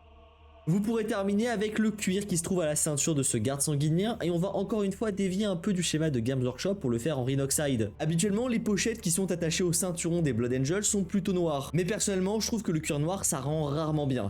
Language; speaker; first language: French; native; French